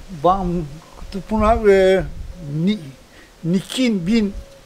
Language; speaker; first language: Albanian; early bilingual, heritage; Albanian